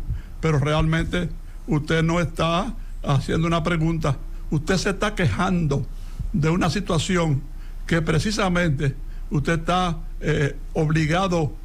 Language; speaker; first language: Spanish; native; Spanish